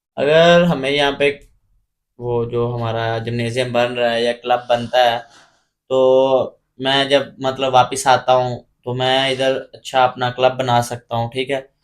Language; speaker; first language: Urdu; non-native, local second language; Punjabi